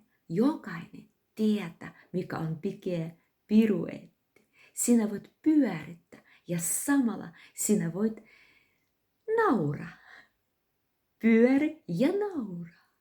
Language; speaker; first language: Finnish; non-native, learner; Russian